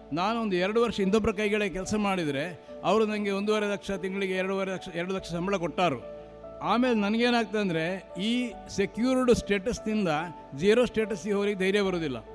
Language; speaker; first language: Kannada; non-native, local second language; Marathi